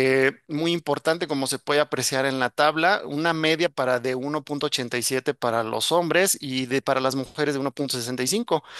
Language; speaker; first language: Spanish; native; Spanish